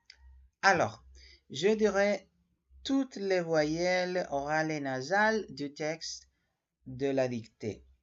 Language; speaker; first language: French; non-native, learner; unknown